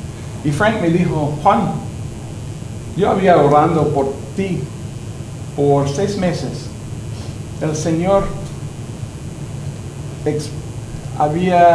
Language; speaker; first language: Spanish; non-native, learner; English